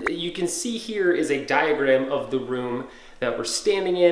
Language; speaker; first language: English; native; English